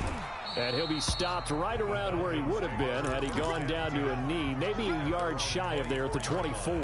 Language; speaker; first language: English; native; English